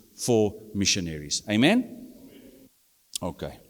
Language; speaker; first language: English; non-native, local second language; Afrikaans